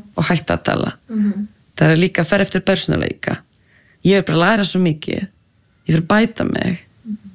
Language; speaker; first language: Icelandic; non-native, fluent; French